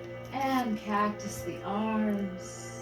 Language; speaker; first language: English; native; English